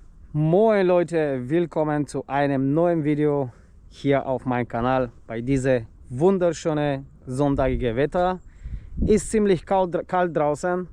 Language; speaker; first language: German; non-native, learner; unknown